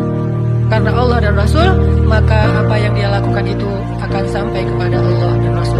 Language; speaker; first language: Indonesian; native; Indonesian